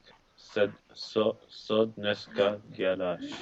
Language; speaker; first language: Czech; non-native, learner; English